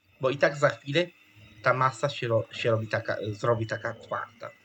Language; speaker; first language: Polish; non-native, fluent; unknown